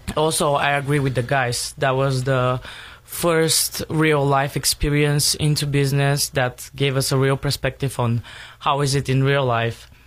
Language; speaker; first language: English; non-native, fluent; Bulgarian